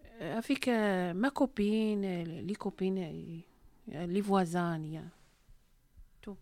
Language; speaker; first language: French; non-native, learner; Arabic